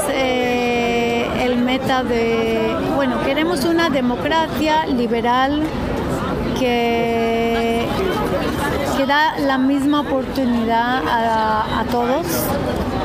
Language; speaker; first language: Spanish; non-native, fluent; Hebrew